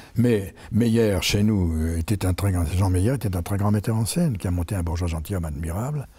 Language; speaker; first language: French; native; French